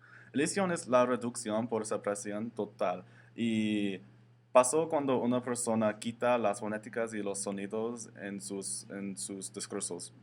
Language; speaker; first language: Spanish; non-native, learner; English